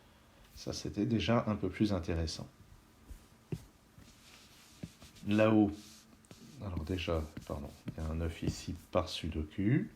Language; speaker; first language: French; native; French